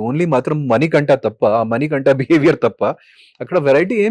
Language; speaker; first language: Telugu; non-native, fluent; Hindi